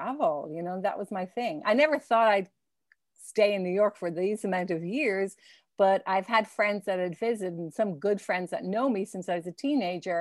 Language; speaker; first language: English; native; English